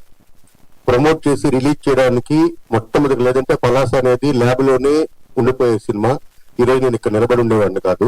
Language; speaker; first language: Telugu; native; Telugu